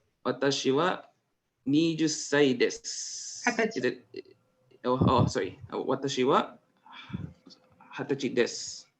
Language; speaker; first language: Japanese; non-native, learner; Malay